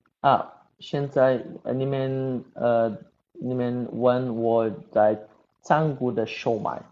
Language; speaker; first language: Chinese; non-native, learner; Portuguese